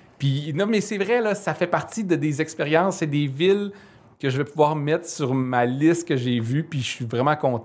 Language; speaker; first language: French; native; French